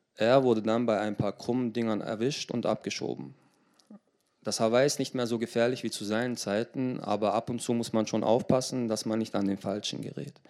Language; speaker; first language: German; early bilingual, other home language; Turkish